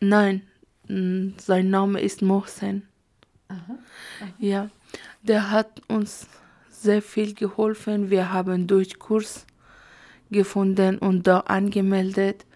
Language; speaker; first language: German; non-native, learner; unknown